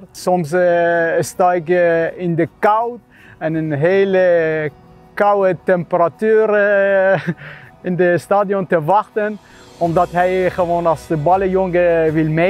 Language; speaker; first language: Dutch; non-native, fluent; Persian